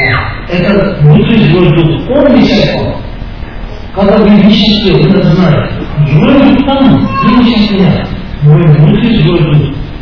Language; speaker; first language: Russian; non-native, learner; Tibetan